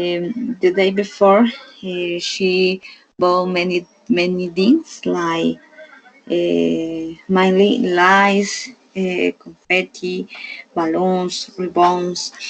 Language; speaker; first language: English; non-native, learner; Spanish